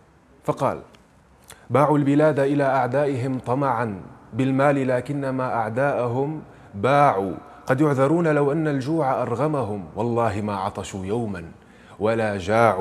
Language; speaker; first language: Arabic; native; Arabic